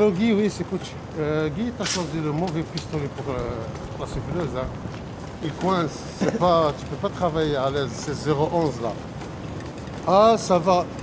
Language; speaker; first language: French; native; French